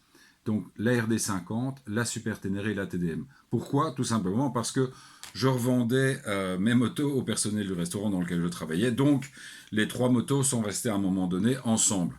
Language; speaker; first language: French; native; French